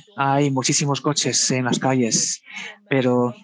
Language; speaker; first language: Spanish; non-native, fluent; Chinese